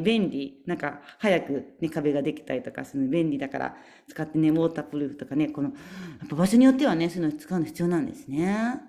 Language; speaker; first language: Japanese; native; Japanese